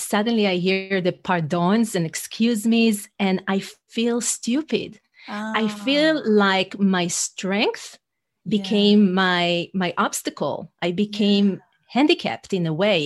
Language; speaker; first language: English; non-native, fluent; Hebrew